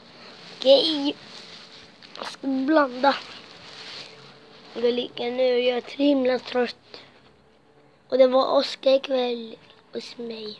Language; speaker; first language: Swedish; non-native, local second language; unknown